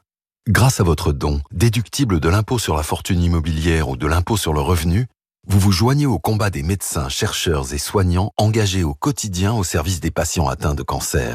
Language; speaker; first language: French; native; French